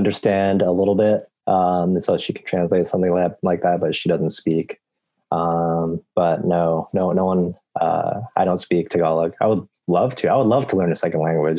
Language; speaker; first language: English; native; English